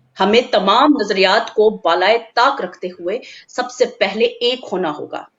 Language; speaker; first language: Urdu; non-native, local second language; Kashmiri